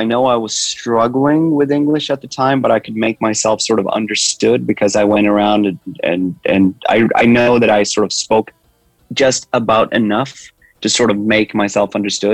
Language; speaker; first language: English; non-native, fluent; Swedish